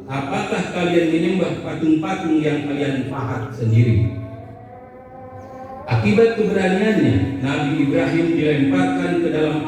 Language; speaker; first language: Indonesian; native; Indonesian